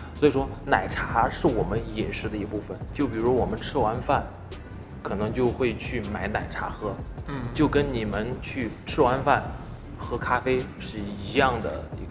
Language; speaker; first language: Chinese; native; Chinese